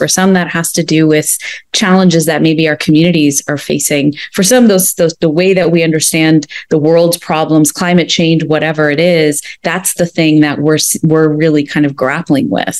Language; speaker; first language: English; native; English